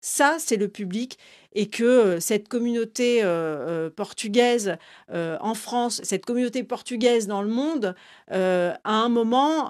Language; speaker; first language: French; native; French